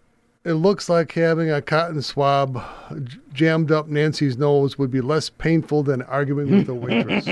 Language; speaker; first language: English; native; English